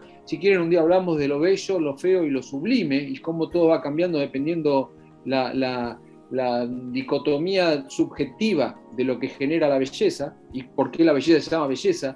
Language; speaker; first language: Spanish; native; Spanish